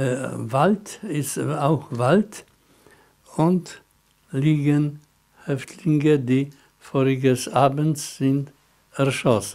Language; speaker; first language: German; non-native, learner; Polish